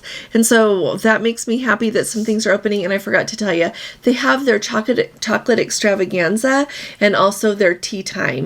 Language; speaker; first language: English; native; English